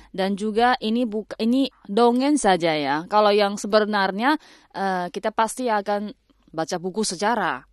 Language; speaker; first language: Indonesian; non-native, fluent; Chinese